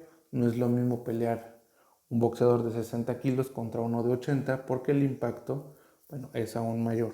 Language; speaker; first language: Spanish; native; Spanish